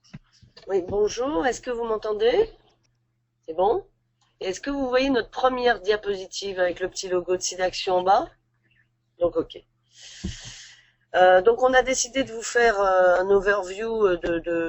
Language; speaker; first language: French; native; French